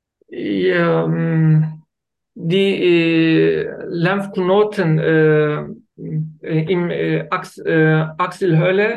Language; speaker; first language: German; non-native, learner; Turkish